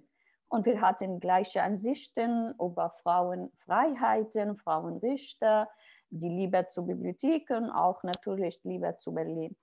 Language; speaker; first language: German; non-native, learner; Arabic